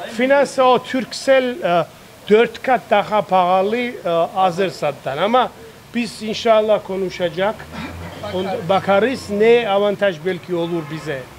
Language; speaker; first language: Turkish; non-native, learner; Georgian